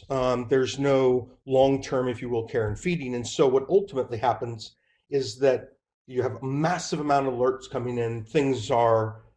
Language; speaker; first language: English; native; English